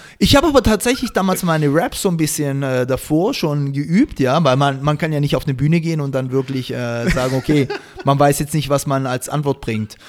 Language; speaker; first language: German; native; German